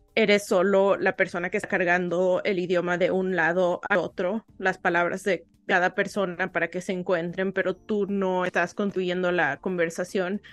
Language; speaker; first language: Spanish; early bilingual, heritage; Spanish